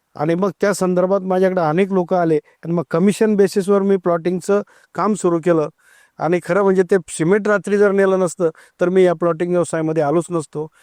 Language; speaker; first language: Marathi; native; Marathi